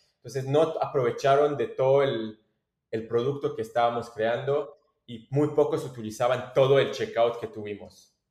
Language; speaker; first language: Spanish; non-native, fluent; French